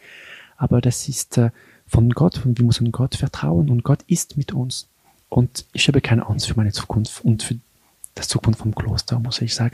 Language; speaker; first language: German; non-native, local second language; French